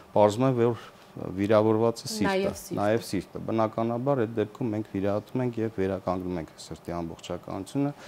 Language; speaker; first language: Armenian; native; Armenian